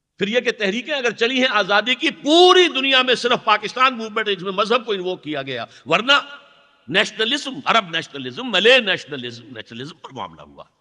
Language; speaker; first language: Urdu; native; Urdu